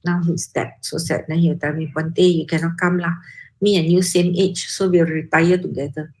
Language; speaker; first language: English; non-native, local second language; Malay